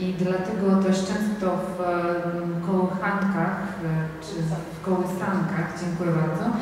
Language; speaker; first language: Polish; non-native, fluent; Georgian